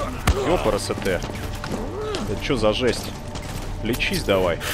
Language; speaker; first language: Russian; native; Russian